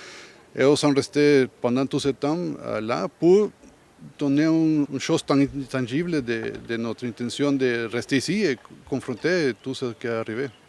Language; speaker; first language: French; non-native, learner; Spanish